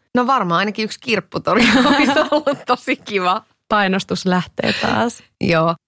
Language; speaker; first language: Finnish; native; Finnish